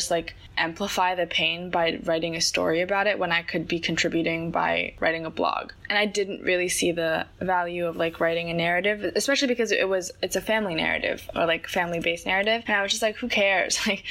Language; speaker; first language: English; non-native, local second language; Chinese